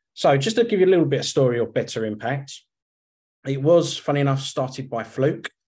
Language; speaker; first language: English; native; English